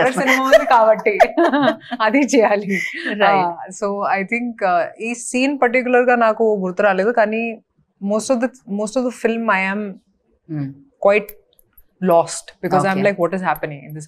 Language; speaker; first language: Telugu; non-native, fluent; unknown